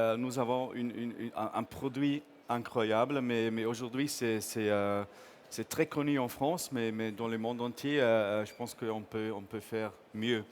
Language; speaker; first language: French; non-native, fluent; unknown